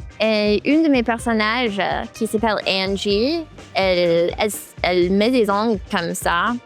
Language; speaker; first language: French; early bilingual, heritage; French